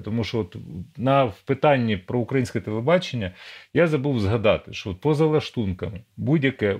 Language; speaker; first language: Ukrainian; native; Ukrainian